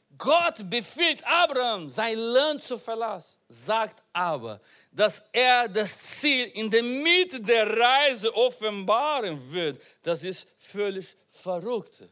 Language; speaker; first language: German; non-native, learner; Portuguese